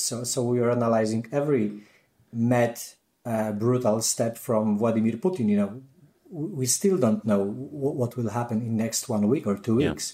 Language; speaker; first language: English; non-native, fluent; Polish